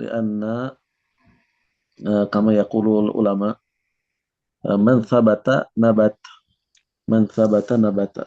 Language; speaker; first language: Arabic; non-native, learner; Indonesian